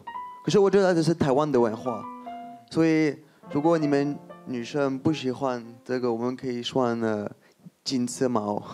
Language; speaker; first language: Chinese; non-native, learner; French